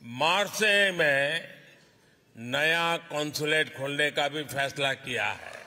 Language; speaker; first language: Hindi; native; Hindi